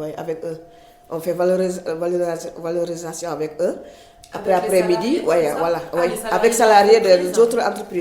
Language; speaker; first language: French; non-native, learner; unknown